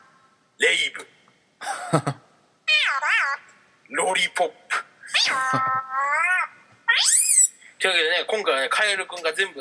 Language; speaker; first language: Japanese; native; Japanese